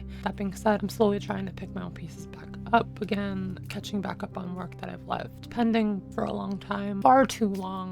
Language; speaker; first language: English; native; English